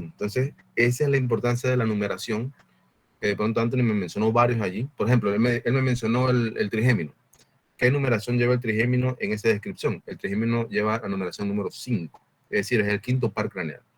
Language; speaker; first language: Spanish; native; Spanish